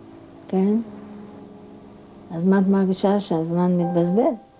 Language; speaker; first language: Hebrew; non-native, fluent; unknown